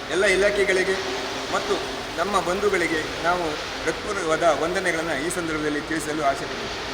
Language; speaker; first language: Kannada; non-native, local second language; Konkani